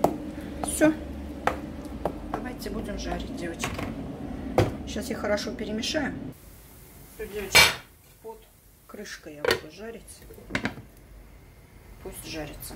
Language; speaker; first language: Russian; native; Russian